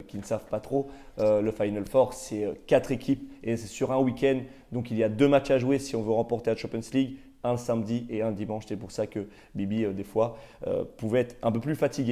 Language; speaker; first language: French; native; French